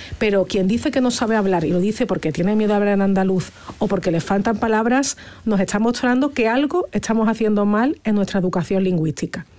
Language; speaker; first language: Spanish; native; Spanish